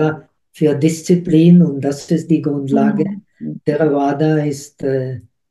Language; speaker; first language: German; non-native, fluent; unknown